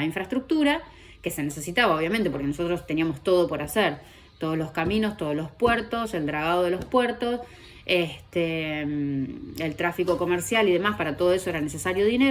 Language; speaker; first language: Spanish; native; Spanish